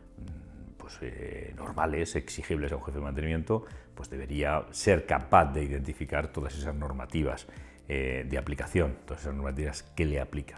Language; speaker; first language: Spanish; native; Spanish